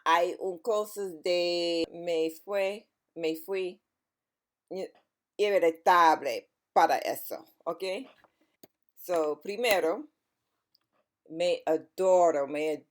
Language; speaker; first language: Spanish; non-native, learner; English